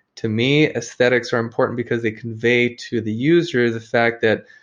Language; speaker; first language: English; native; English